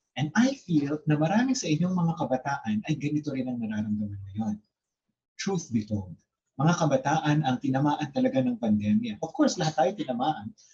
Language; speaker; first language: Filipino; native; Filipino